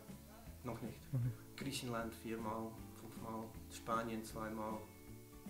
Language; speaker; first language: German; non-native, learner; English